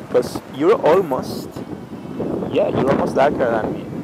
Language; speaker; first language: English; non-native, fluent; Spanish